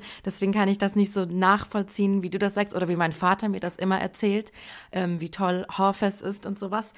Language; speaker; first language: German; early bilingual, other home language; Persian